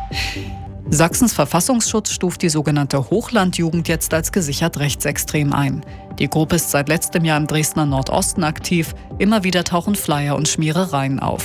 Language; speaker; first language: German; native; German